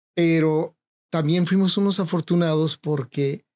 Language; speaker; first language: Spanish; native; Spanish